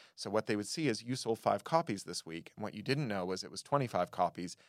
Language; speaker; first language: English; native; English